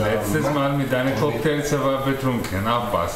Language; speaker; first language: German; non-native, learner; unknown